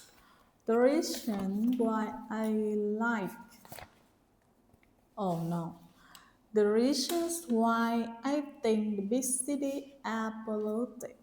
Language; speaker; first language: English; non-native, learner; Vietnamese